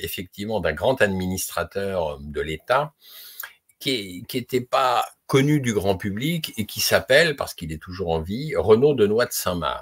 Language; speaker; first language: French; native; French